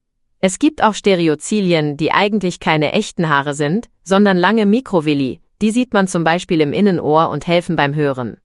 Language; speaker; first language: German; native; German